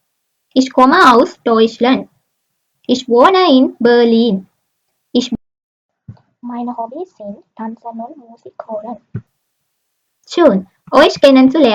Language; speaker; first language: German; non-native, learner; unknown